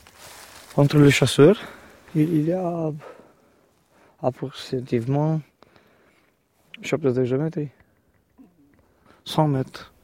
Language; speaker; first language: French; non-native, learner; Romanian